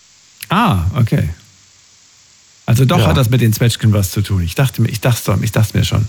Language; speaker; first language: German; native; German